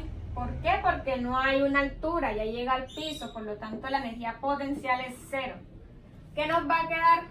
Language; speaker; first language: Spanish; native; Spanish